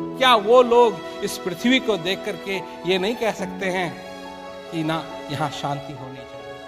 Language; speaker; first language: Hindi; native; Hindi